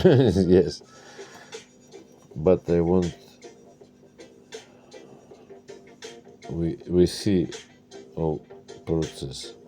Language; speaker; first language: English; non-native, learner; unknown